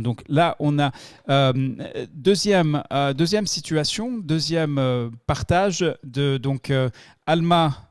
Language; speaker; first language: French; native; French